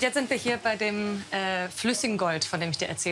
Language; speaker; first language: German; native; German